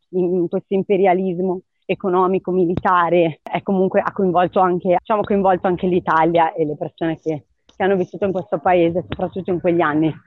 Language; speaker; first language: Italian; early bilingual, other home language; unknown